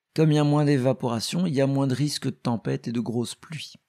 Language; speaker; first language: French; native; French